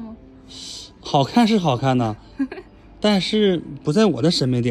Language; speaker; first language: Chinese; native; Chinese